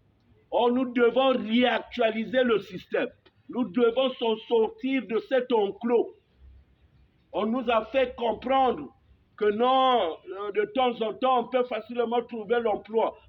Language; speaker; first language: French; native; French